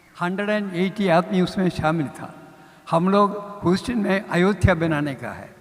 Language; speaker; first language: Hindi; non-native, local second language; Malayalam